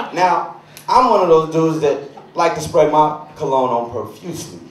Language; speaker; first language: English; native; English